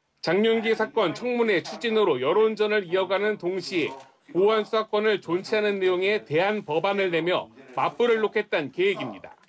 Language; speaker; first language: Korean; native; Korean